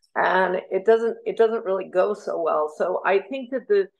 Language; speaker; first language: English; native; English